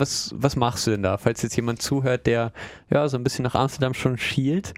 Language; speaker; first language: German; native; German